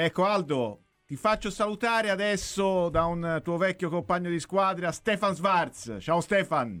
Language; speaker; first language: Italian; native; Italian